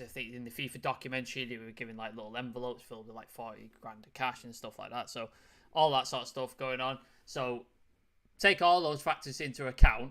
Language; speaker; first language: English; native; English